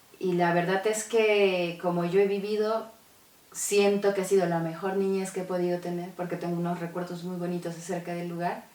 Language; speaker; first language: Spanish; non-native, local second language; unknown